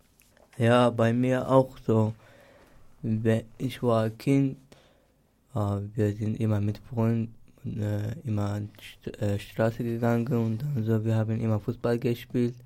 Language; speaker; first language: German; non-native, learner; Turkish